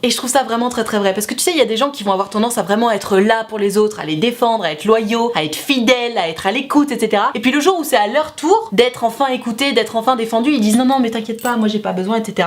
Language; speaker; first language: French; native; French